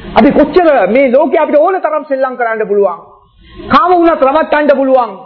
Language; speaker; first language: Sinhala; non-native, local second language; Tamil